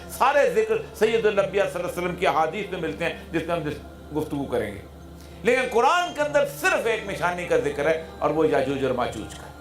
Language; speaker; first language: Urdu; non-native, local second language; Punjabi